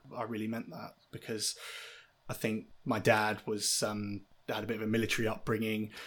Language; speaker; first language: English; native; English